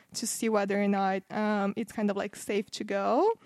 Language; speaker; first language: English; non-native, fluent; Portuguese